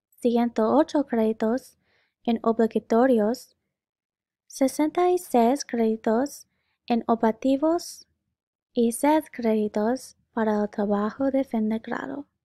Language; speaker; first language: Spanish; non-native, learner; English